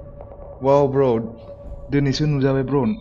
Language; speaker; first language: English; non-native, learner; Bodo